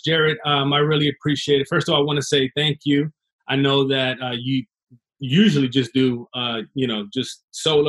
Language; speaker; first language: English; native; English